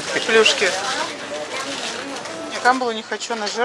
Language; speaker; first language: Russian; native; Russian